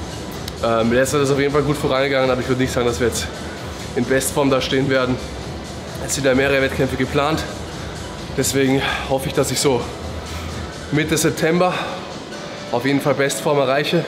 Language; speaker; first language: German; native; German